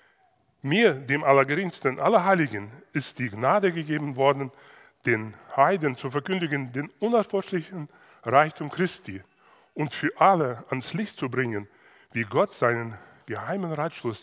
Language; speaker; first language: German; non-native, fluent; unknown